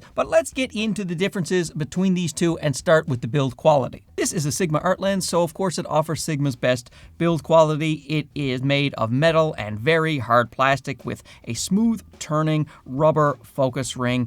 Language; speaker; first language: English; native; English